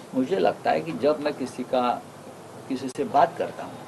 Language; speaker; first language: Hindi; non-native, local second language; Marathi